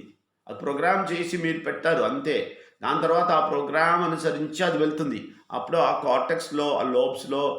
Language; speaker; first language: Telugu; non-native, fluent; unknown